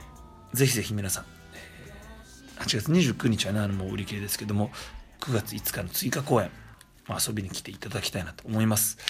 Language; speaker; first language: Japanese; native; Japanese